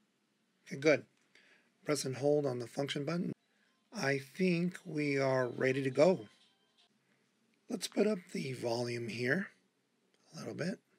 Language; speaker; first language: English; native; English